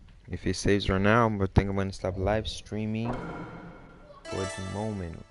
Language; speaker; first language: English; early bilingual, other home language; Spanish